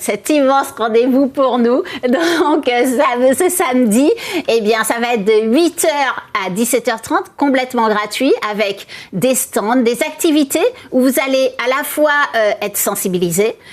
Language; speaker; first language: French; native; French